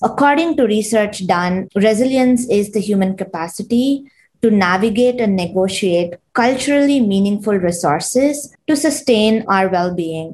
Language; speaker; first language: English; non-native, local second language; Kannada